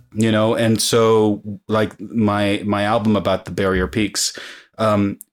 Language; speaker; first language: English; early bilingual, other home language; Spanish